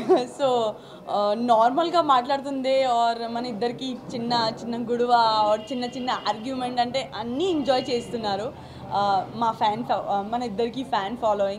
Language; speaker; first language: Telugu; non-native, learner; Gujarati